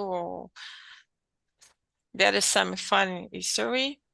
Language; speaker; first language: English; non-native, learner; Portuguese